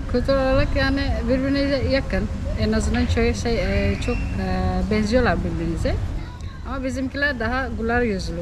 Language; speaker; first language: Turkish; non-native, fluent; Indonesian